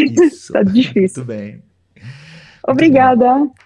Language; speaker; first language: Portuguese; non-native, learner; Spanish